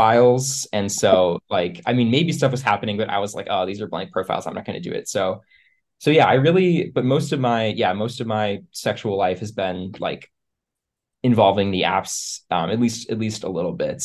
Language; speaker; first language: English; native; English